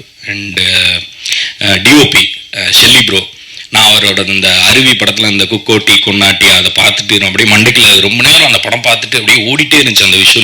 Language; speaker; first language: Tamil; native; Tamil